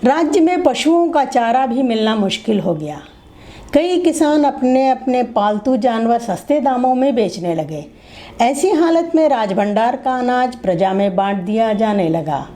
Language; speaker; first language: Hindi; non-native, local second language; Telugu